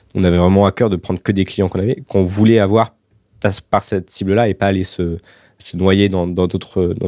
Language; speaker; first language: French; native; French